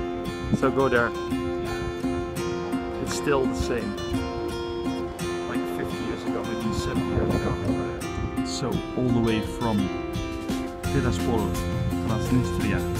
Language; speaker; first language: English; non-native, fluent; Dutch